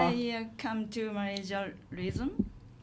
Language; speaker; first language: English; non-native, learner; Japanese